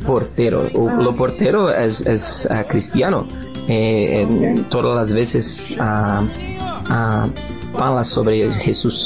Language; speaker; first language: Spanish; non-native, learner; Portuguese